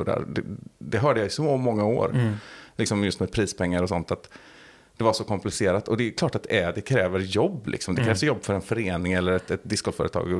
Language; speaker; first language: Swedish; native; Swedish